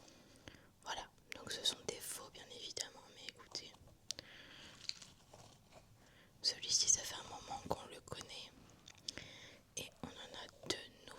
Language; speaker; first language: French; native; French